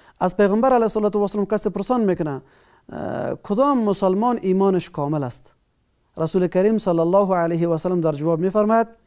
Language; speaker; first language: Persian; native; Persian